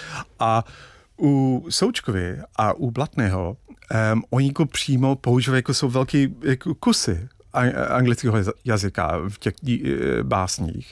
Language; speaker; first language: Czech; non-native, fluent; English